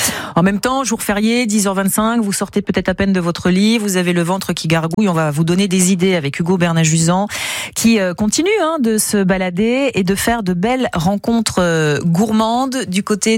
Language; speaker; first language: French; native; French